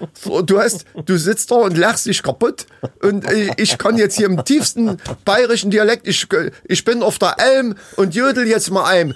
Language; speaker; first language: German; native; German